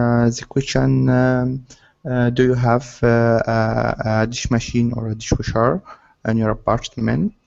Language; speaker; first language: English; non-native, learner; Arabic